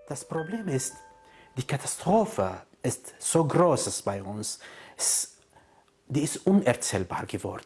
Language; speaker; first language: German; non-native, fluent; Kurdish